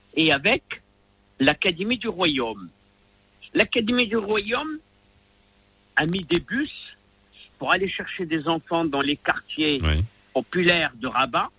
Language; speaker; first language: French; non-native, local second language; Arabic